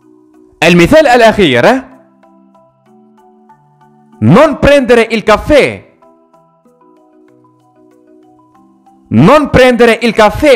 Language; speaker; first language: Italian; non-native, fluent; Arabic